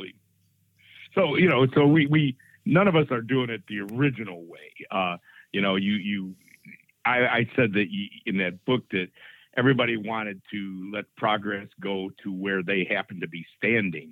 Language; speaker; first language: English; native; English